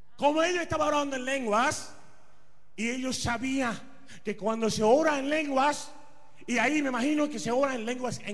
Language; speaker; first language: Spanish; non-native, fluent; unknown